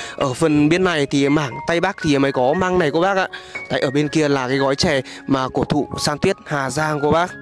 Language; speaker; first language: Vietnamese; native; Vietnamese